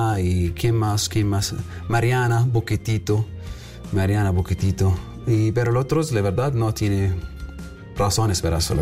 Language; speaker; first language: Spanish; non-native, learner; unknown